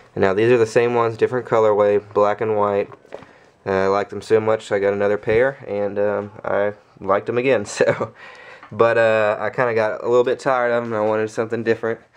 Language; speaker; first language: English; native; English